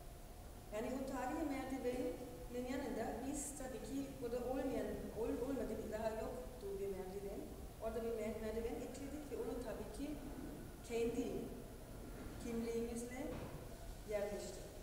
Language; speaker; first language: Turkish; non-native, fluent; German